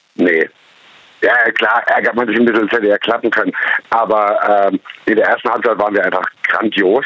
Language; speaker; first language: German; native; German